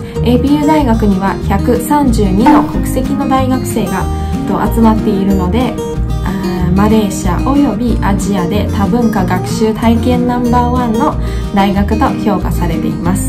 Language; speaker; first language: Japanese; non-native, fluent; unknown